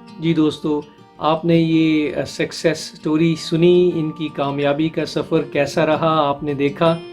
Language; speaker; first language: Urdu; non-native, local second language; Punjabi